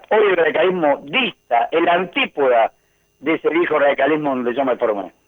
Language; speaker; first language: Spanish; native; Spanish